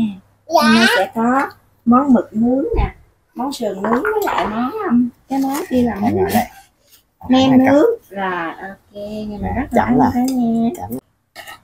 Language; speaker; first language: Vietnamese; native; Vietnamese